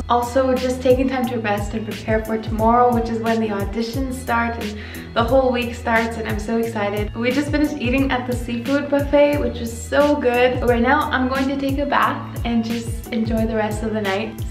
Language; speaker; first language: English; native; English